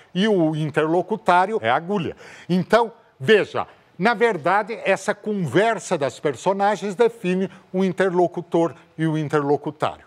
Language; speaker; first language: Portuguese; native; Portuguese